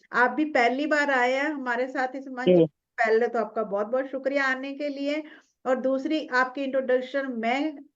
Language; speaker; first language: Hindi; non-native, local second language; Punjabi